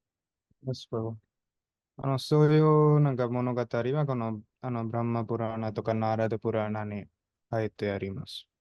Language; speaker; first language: Japanese; non-native, fluent; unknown